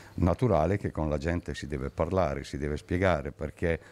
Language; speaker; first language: Italian; native; Italian